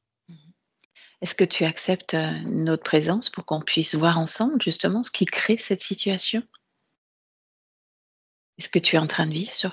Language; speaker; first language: French; native; French